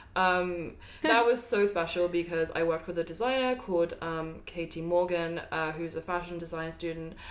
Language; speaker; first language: English; native; English